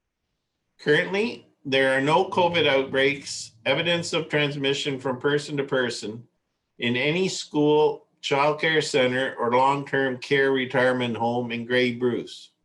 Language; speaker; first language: English; native; English